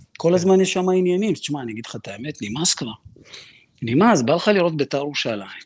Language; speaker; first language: Hebrew; early bilingual, other home language; Russian